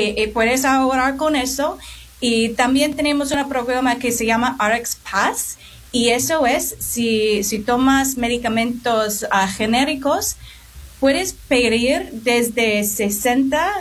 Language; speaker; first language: Spanish; non-native, fluent; English